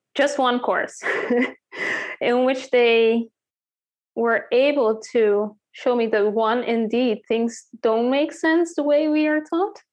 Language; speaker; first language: English; early bilingual, heritage; Dutch